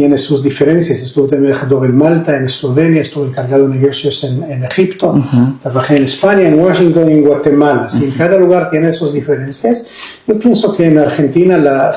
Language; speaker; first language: Spanish; non-native, fluent; Hebrew